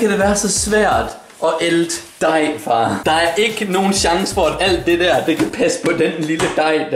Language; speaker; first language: Danish; native; Danish